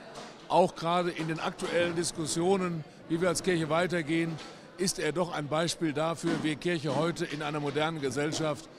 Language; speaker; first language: German; native; German